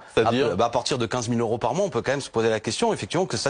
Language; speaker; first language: French; native; French